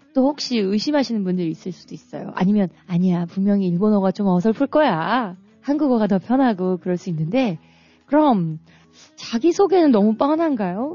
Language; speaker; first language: Korean; native; Korean